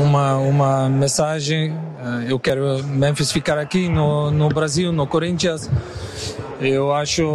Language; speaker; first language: Portuguese; non-native, learner; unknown